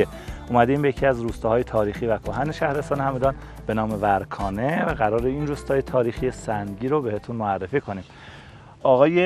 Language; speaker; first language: Persian; native; Persian